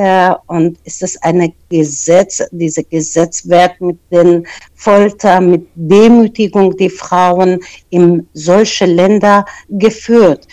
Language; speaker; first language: German; non-native, fluent; Persian